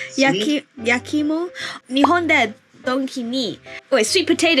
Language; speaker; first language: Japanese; non-native, learner; English